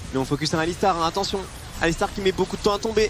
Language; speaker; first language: French; native; French